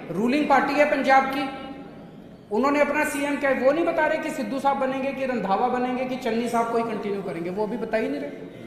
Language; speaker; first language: Hindi; native; Hindi